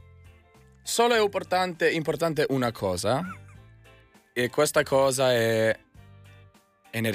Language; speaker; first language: Italian; non-native, learner; Slovenian